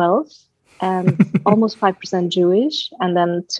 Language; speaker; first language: English; non-native, fluent; Danish